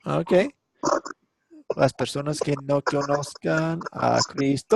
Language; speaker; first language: Spanish; non-native, fluent; English